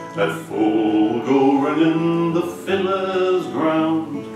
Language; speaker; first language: English; native; English